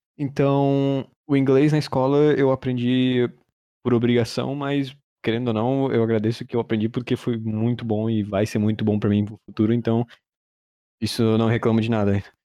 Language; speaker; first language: Portuguese; early bilingual, heritage; Portuguese